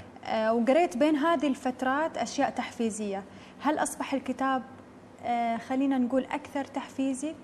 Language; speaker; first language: Arabic; native; Arabic